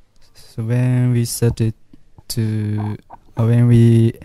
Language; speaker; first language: English; non-native, learner; Japanese